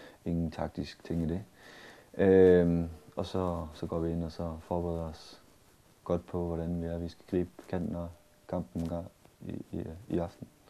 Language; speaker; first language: Danish; native; Danish